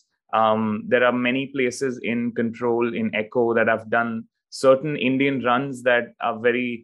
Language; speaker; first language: English; non-native, local second language; Hindi